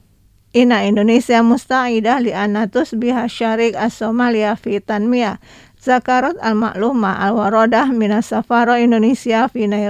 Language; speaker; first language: Arabic; non-native, fluent; Indonesian